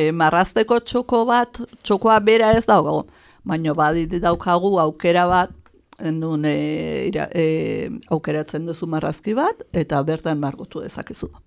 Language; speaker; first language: Basque; native; Basque